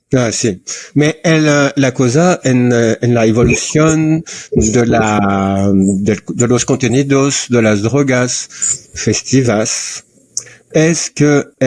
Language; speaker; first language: Spanish; non-native, learner; French